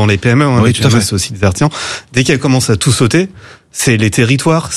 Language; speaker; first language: French; native; French